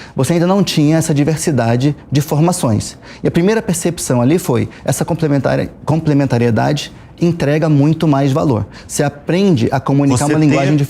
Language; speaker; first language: Portuguese; native; Portuguese